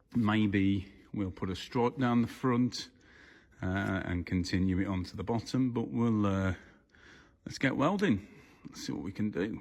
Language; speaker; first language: English; native; English